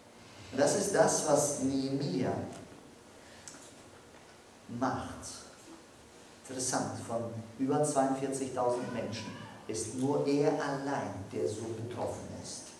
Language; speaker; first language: German; non-native, fluent; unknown